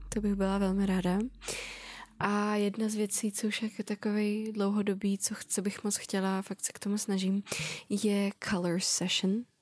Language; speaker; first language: Czech; early bilingual, other home language; Russian